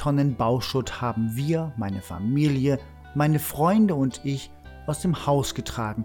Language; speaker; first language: German; native; German